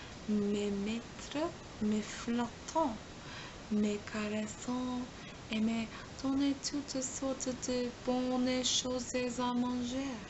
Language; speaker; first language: French; non-native, learner; English